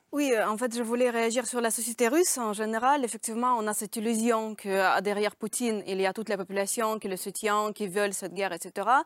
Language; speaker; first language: French; non-native, fluent; Russian